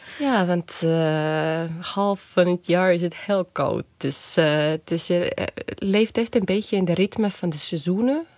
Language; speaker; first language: Dutch; non-native, fluent; Estonian